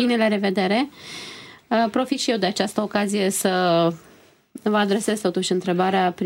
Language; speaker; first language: Romanian; native; Romanian